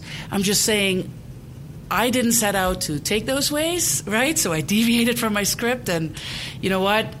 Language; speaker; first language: English; non-native, fluent; Dutch